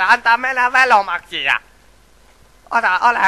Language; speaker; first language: Finnish; non-native, learner; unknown